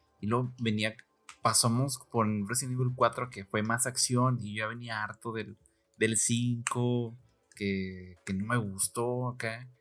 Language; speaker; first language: Spanish; native; Spanish